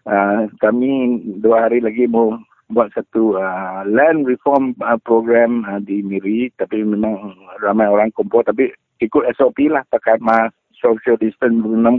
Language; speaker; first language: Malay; non-native, local second language; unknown